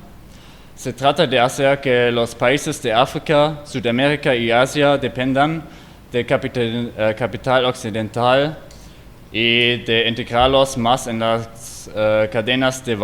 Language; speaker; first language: Spanish; non-native, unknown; German